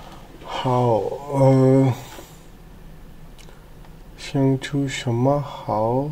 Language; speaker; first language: Chinese; non-native, learner; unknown